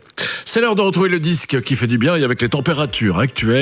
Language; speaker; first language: French; native; French